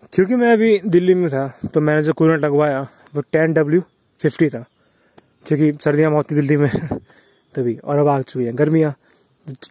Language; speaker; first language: Hindi; native; Hindi